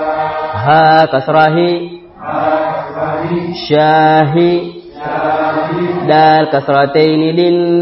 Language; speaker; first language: Arabic; non-native, learner; Swahili